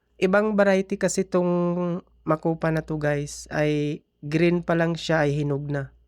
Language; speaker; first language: Filipino; non-native, local second language; Cebuano